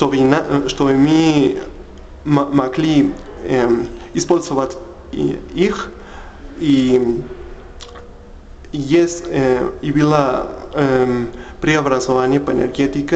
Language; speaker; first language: Russian; non-native, learner; Spanish